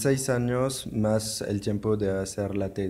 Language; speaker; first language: Spanish; non-native, learner; French